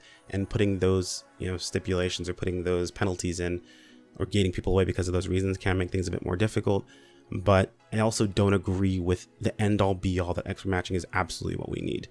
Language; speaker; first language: English; native; English